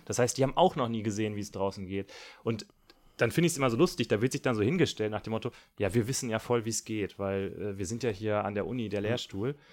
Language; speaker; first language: German; native; German